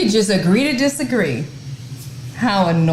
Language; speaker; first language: English; native; English